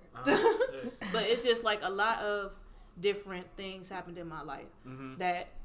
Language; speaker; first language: English; native; English